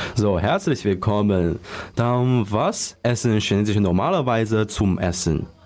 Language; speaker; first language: German; non-native, learner; Chinese